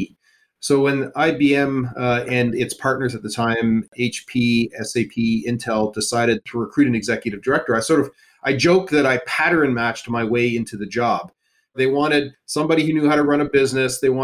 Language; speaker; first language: English; native; English